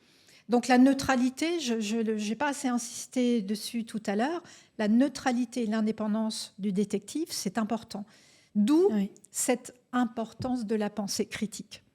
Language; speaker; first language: French; native; French